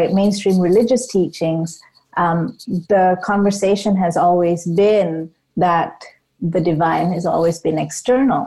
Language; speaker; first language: English; non-native, local second language; Tamil